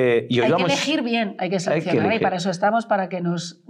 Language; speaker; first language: Spanish; native; Spanish